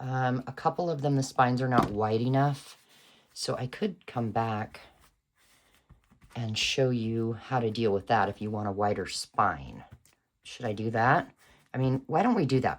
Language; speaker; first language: English; native; English